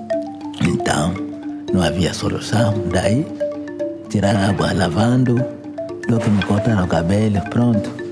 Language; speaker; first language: Portuguese; non-native, local second language; Kongo